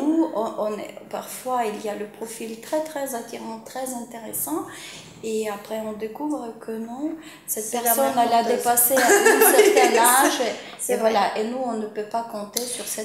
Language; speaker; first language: French; non-native, fluent; Ukrainian